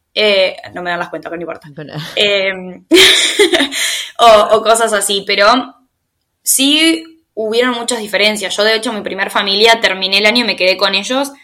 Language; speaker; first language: Spanish; native; Spanish